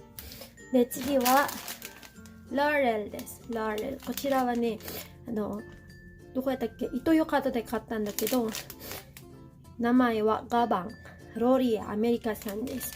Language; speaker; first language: Japanese; non-native, fluent; Filipino